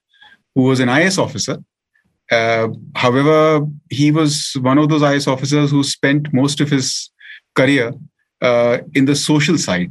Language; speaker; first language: English; non-native, local second language; Hindi